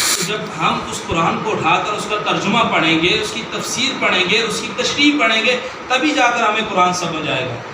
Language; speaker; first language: Urdu; non-native, local second language; Northern Hindko